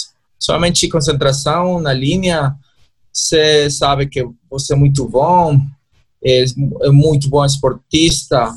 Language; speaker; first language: Portuguese; non-native, learner; Spanish